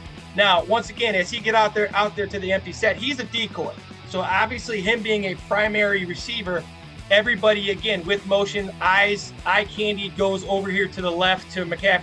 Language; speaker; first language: English; native; English